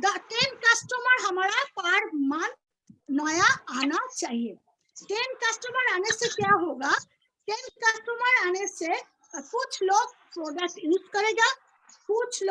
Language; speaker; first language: Hindi; non-native, local second language; Bangla